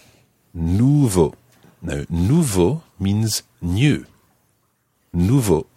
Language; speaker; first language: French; non-native, fluent; English